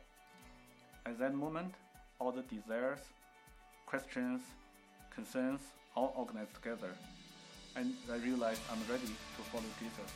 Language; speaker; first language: English; non-native, fluent; Chinese